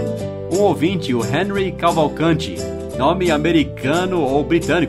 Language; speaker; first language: Portuguese; non-native, fluent; English